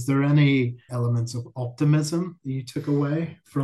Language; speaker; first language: English; native; English